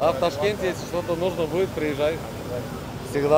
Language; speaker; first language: Russian; non-native, local second language; Uzbek